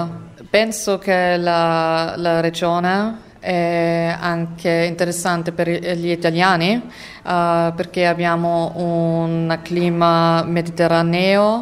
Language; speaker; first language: Italian; non-native, fluent; German